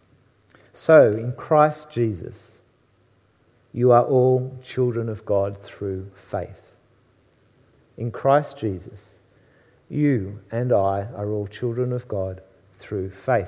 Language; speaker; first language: English; native; English